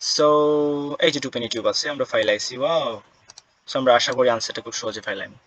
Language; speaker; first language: Bangla; non-native, local second language; Sylheti